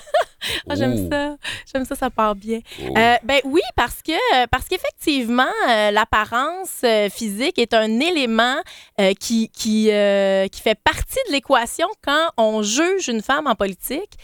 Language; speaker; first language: French; native; French